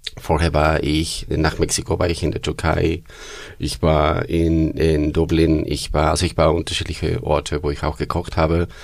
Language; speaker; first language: German; non-native, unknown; Spanish